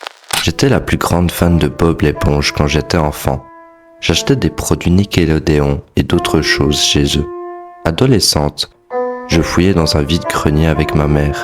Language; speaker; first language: French; native; French